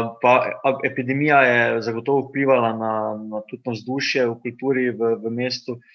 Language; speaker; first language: Slovenian; native; Slovenian